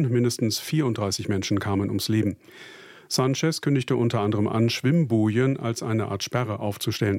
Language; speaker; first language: German; native; German